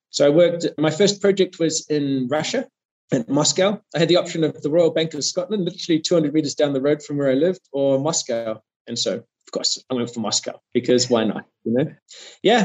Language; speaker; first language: English; native; English